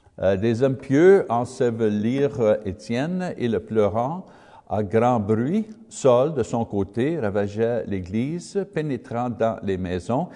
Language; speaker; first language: French; non-native, learner; English